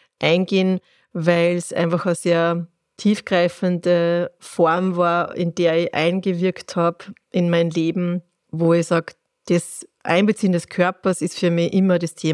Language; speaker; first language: German; native; German